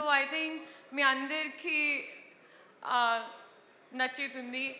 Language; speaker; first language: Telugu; non-native, learner; Hindi